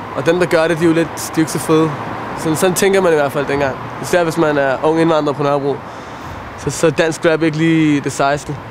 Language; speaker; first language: Danish; early bilingual, other home language; Persian